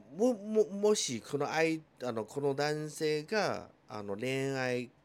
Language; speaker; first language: Japanese; non-native, fluent; Cantonese